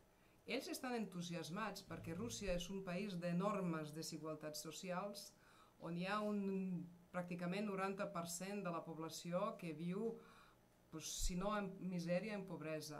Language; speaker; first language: Catalan; non-native, fluent; Serbian